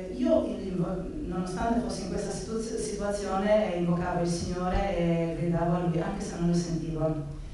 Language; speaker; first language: Italian; non-native, fluent; Albanian